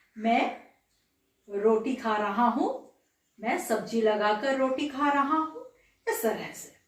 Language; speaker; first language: Hindi; non-native, local second language; Bangla